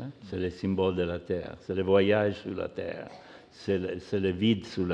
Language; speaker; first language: French; non-native, fluent; Italian